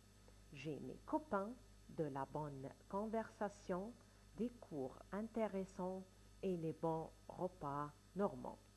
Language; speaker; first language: French; non-native, fluent; Arabic